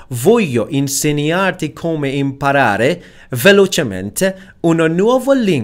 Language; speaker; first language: Italian; non-native, learner; Persian